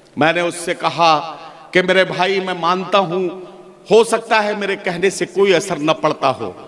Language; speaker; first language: Hindi; native; Hindi